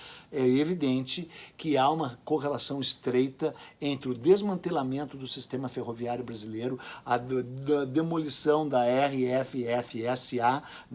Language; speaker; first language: Portuguese; native; Portuguese